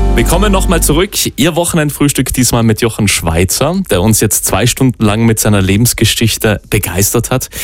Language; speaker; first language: German; native; German